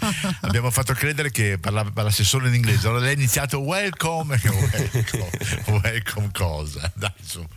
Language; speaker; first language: Italian; native; Italian